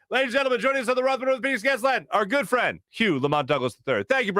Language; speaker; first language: English; native; English